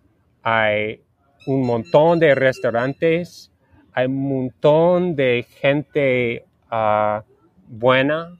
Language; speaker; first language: Spanish; non-native, learner; English